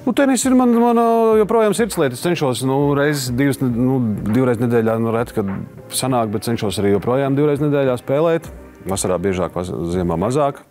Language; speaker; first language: Latvian; native; Latvian